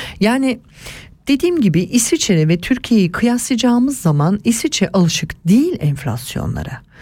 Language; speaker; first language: Turkish; early bilingual, heritage; Turkish